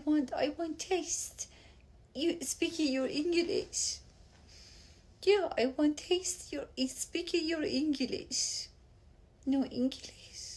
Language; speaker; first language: English; non-native, learner; Persian